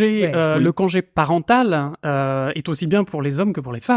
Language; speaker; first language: French; native; French